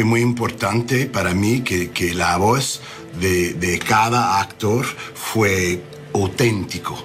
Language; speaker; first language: Spanish; non-native, learner; English